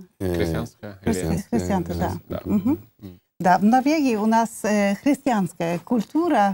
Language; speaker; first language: Russian; non-native, learner; Norwegian